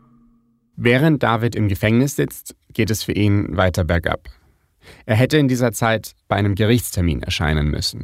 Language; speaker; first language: German; native; German